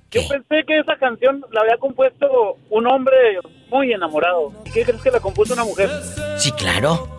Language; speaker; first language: Spanish; native; Spanish